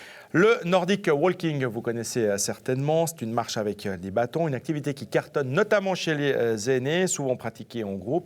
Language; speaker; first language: French; native; French